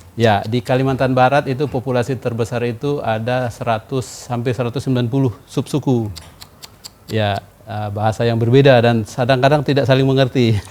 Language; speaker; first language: Indonesian; non-native, local second language; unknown